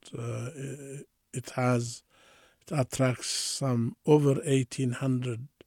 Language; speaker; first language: English; non-native, fluent; Tigrinya